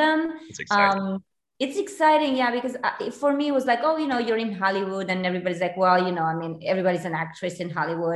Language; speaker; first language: English; non-native, fluent; Romanian